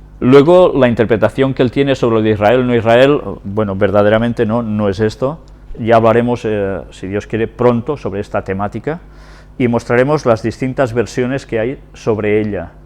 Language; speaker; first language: Spanish; non-native, local second language; Catalan